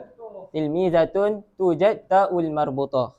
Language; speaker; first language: Arabic; non-native, learner; Malay